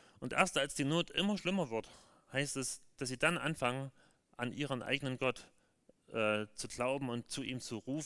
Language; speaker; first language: German; native; German